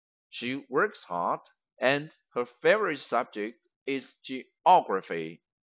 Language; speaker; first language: English; non-native, fluent; Chinese